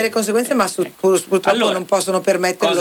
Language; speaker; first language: Italian; native; Italian